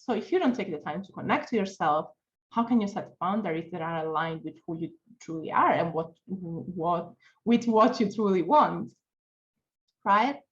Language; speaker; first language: English; non-native, fluent; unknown